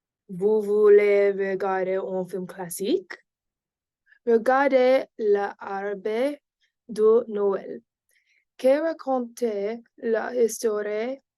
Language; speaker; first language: French; non-native, learner; English